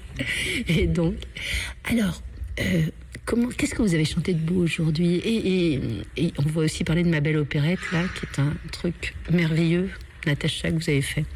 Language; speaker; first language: French; native; French